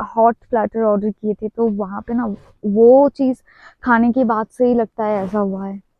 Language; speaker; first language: Hindi; non-native, local second language; Bangla